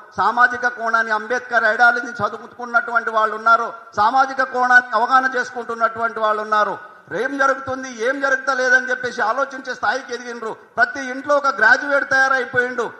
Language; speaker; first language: Telugu; non-native, local second language; Lambadi